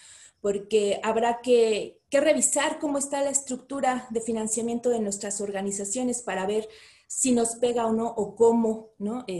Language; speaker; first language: Spanish; native; Spanish